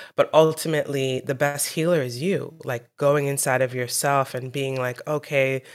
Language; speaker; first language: English; native; English